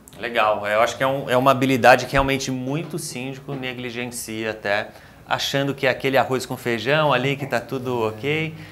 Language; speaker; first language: Portuguese; native; Portuguese